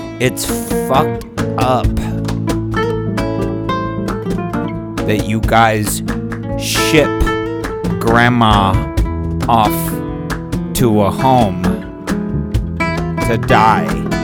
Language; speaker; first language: English; early bilingual, other home language; Spanish